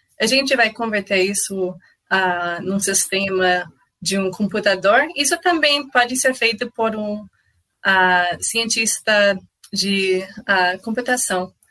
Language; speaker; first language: Portuguese; non-native, fluent; English